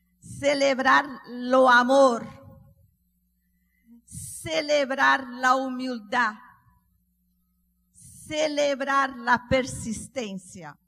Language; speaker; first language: Spanish; non-native, learner; Portuguese